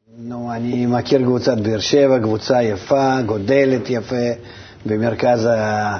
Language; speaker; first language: Hebrew; non-native, fluent; Russian